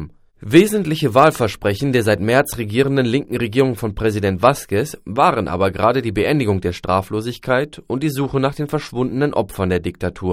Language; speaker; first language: German; native; German